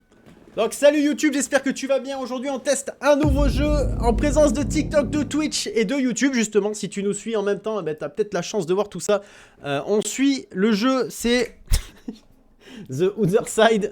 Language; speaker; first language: French; native; French